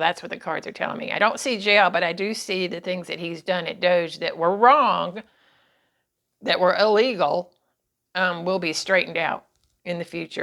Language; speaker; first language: English; native; English